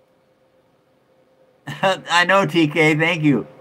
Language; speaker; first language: English; native; English